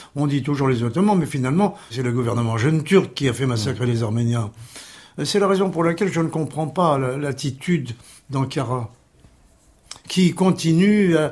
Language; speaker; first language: French; early bilingual, other home language; Armenian